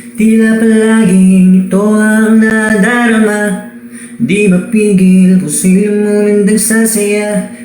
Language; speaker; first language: Filipino; non-native, local second language; Waray